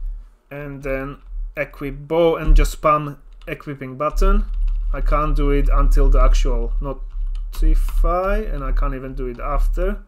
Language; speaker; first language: English; non-native, fluent; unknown